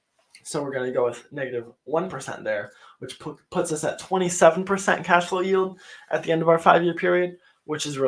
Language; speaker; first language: English; native; English